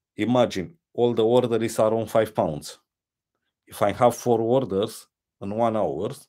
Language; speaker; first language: English; non-native, learner; Romanian